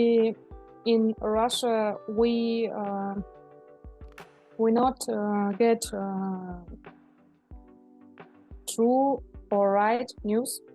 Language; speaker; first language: English; non-native, learner; Russian